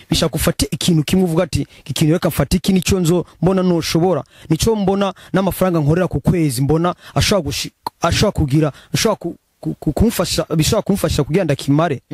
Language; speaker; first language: Rundi; early bilingual, heritage; Rundi